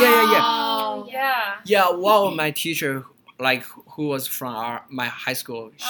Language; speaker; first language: English; non-native, learner; Chinese